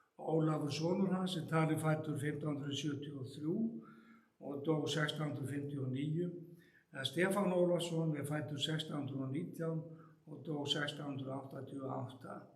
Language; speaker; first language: Icelandic; native; Icelandic